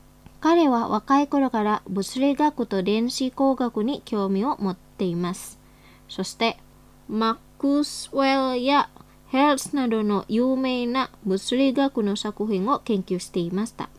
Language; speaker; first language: Japanese; non-native, fluent; Indonesian